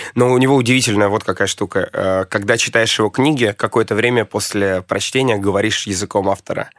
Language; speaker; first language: Russian; native; Russian